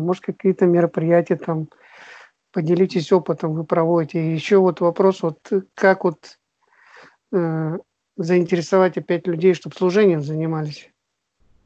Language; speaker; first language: Russian; native; Russian